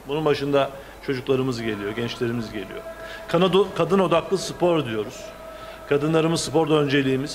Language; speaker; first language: Turkish; native; Turkish